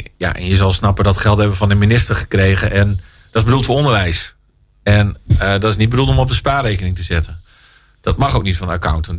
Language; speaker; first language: Dutch; native; Dutch